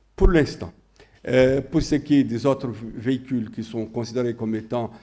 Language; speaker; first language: French; non-native, local second language; Arabic